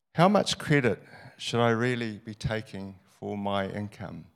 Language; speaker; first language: English; native; English